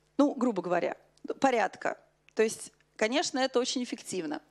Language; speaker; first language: Russian; native; Russian